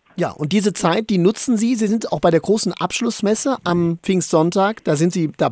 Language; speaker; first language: German; native; German